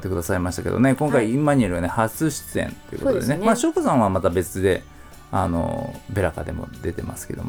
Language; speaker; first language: Japanese; native; Japanese